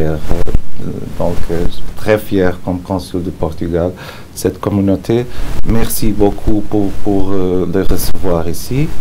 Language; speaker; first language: French; non-native, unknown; Portuguese